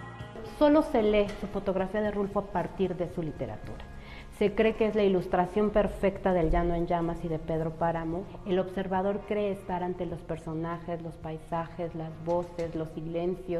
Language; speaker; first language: Spanish; native; Spanish